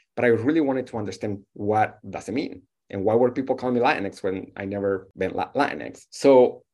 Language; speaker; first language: English; non-native, fluent; Spanish